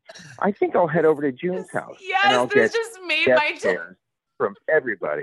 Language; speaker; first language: English; native; English